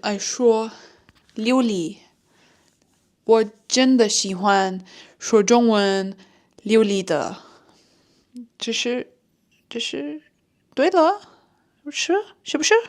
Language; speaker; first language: Chinese; non-native, learner; Turkish